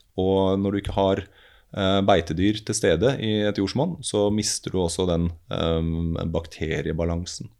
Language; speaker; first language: Norwegian; native; Norwegian